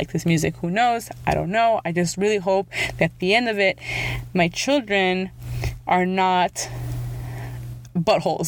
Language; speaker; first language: English; early bilingual, other home language; Spanish